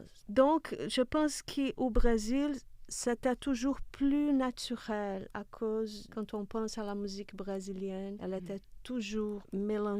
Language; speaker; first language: French; non-native, fluent; Portuguese